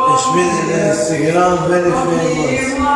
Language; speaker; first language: German; non-native, learner; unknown